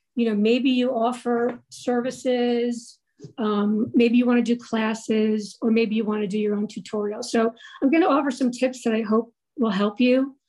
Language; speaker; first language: English; native; English